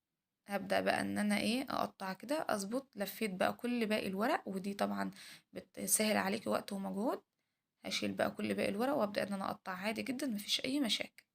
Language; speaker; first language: Arabic; native; Arabic